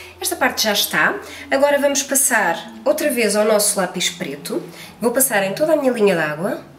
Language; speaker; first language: Portuguese; native; Portuguese